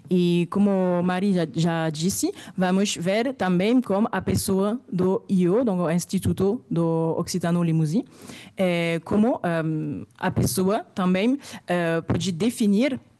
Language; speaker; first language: Portuguese; non-native, fluent; French